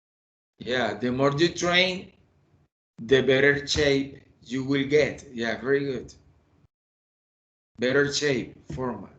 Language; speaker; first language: English; non-native, fluent; Spanish